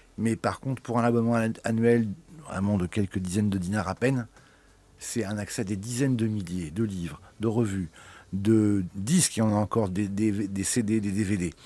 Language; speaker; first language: French; native; French